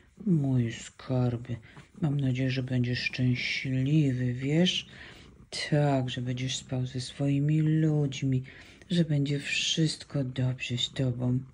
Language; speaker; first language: Polish; native; Polish